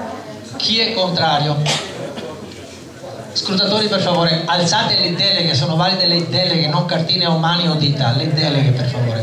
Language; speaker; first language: Italian; native; Italian